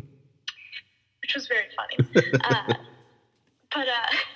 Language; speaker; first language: English; native; English